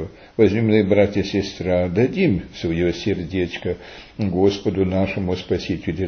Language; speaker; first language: Russian; early bilingual, heritage; Russian